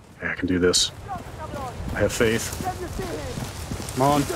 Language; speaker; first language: English; native; English